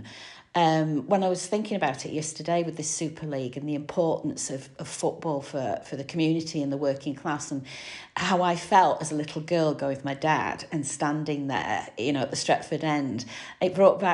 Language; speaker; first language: English; native; English